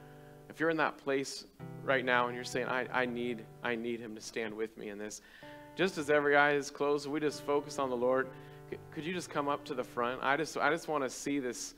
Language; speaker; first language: English; native; English